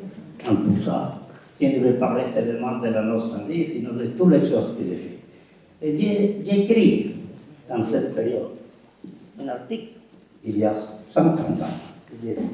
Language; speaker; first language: French; non-native, fluent; Spanish